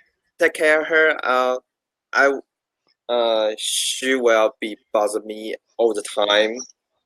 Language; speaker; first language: English; non-native, learner; Chinese